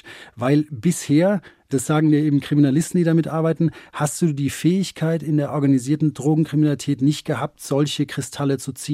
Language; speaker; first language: German; native; German